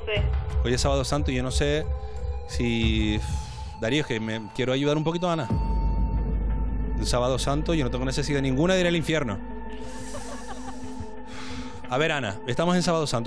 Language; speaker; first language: Spanish; native; Spanish